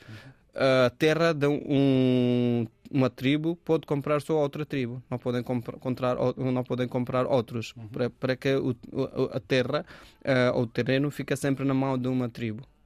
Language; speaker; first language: Portuguese; non-native, fluent; Hindi